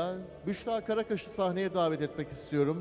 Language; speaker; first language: Turkish; native; Turkish